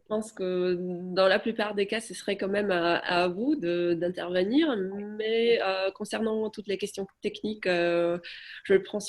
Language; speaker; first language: French; non-native, fluent; Polish